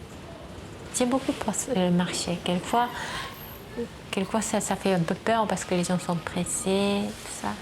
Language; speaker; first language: French; non-native, fluent; Japanese